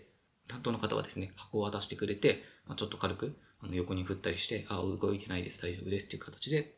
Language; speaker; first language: Japanese; native; Japanese